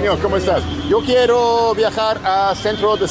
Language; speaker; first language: Spanish; non-native, learner; English